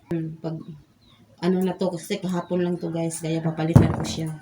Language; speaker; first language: Filipino; non-native, local second language; Cebuano